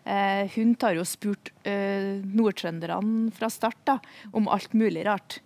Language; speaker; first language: Norwegian; native; Norwegian